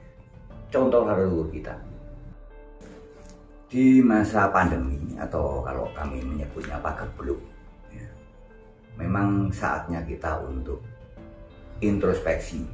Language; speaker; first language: Indonesian; non-native, local second language; Javanese